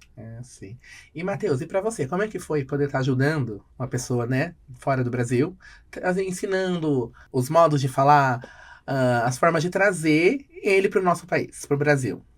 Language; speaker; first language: Portuguese; native; Portuguese